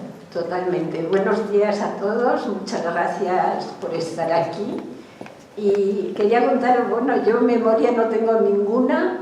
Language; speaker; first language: Spanish; early bilingual, other home language; Hungarian